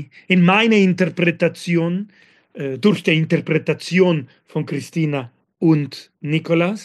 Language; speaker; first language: German; non-native, fluent; Spanish